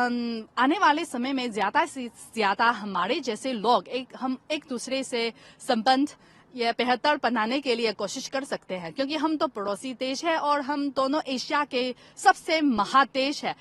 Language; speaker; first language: Hindi; non-native, fluent; Chinese